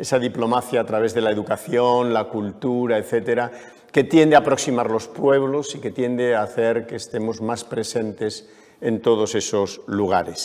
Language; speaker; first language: Spanish; native; Spanish